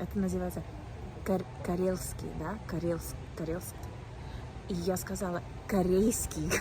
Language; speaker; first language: Russian; non-native, learner; English